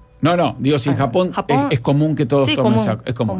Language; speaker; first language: Spanish; native; Spanish